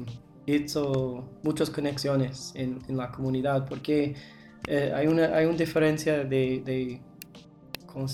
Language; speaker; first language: Spanish; non-native, learner; English